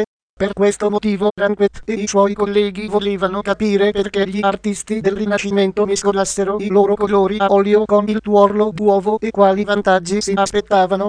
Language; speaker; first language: Italian; native; Italian